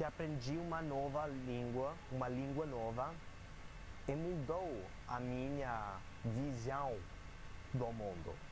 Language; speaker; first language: Portuguese; non-native, learner; English